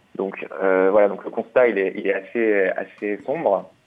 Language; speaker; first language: French; native; French